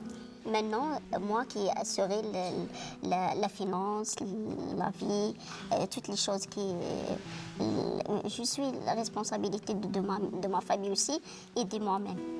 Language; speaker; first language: French; non-native, local second language; Arabic